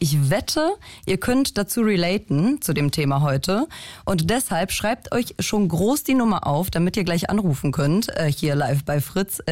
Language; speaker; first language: German; early bilingual, other home language; Polish